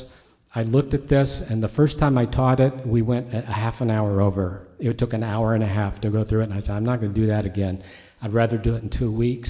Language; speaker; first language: English; native; English